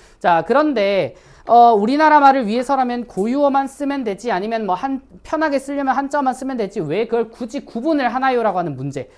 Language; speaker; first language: Korean; native; Korean